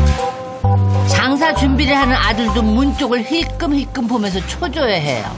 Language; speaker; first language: Korean; native; Korean